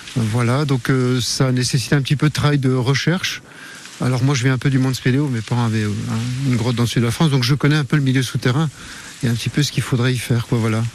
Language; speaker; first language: French; native; French